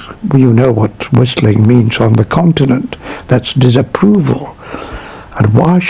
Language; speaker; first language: English; non-native, fluent; Czech